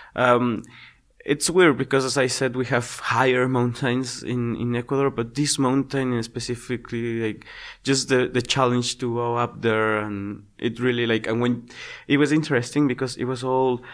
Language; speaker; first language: English; non-native, fluent; Spanish